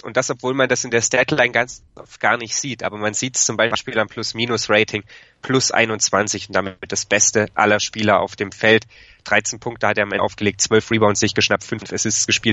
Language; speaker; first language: German; native; German